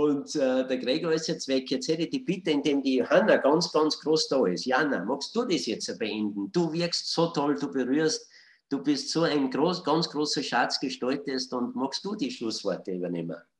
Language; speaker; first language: German; native; German